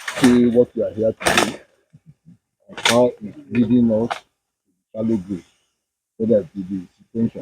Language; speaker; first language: English; non-native, local second language; Yoruba